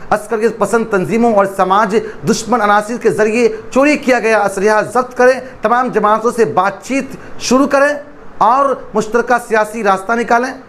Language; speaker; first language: Urdu; native; Urdu